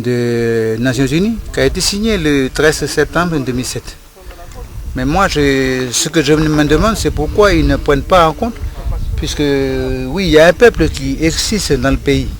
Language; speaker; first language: French; non-native, local second language; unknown